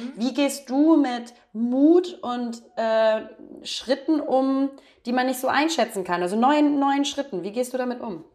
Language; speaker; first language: German; native; German